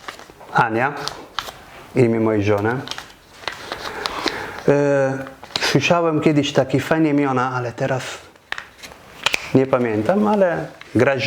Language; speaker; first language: Polish; non-native, fluent; Italian